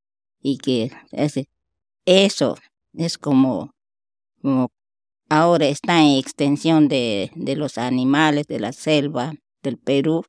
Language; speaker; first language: Spanish; non-native, local second language; Shipibo-Conibo